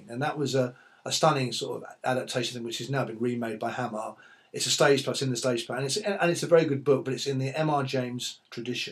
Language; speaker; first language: English; native; English